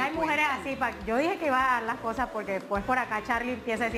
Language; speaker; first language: Spanish; native; Spanish